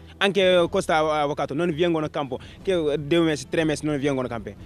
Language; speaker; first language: Italian; non-native, learner; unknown